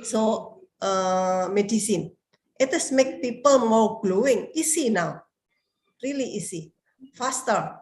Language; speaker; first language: English; non-native, learner; Indonesian